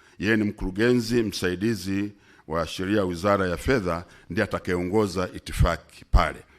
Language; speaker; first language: Swahili; native; Swahili